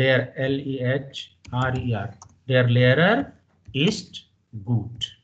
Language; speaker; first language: German; non-native, fluent; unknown